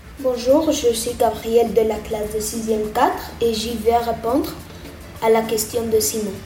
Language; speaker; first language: French; non-native, learner; Spanish